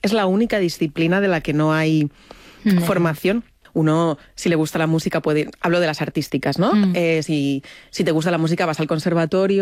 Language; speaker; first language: Spanish; native; Spanish